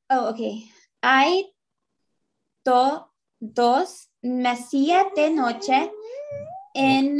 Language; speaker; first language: Spanish; non-native, learner; English